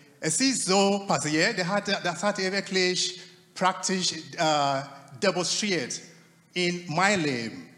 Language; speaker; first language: German; non-native, fluent; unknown